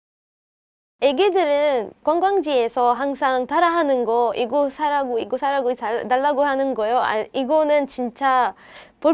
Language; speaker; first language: Korean; non-native, fluent; Arabic